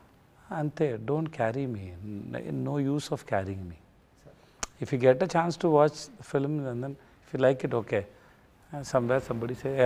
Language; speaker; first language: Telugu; non-native, learner; Tamil